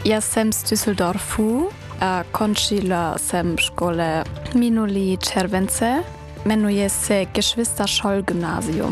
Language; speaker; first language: Czech; non-native, learner; German